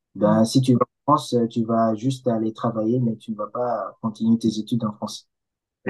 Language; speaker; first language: French; non-native, local second language; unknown